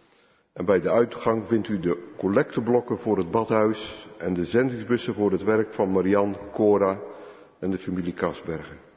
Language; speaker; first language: Dutch; native; Dutch